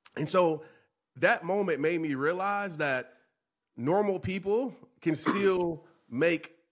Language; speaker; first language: English; native; English